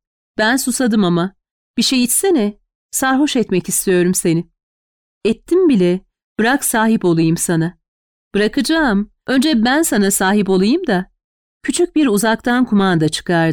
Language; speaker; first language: Turkish; native; Turkish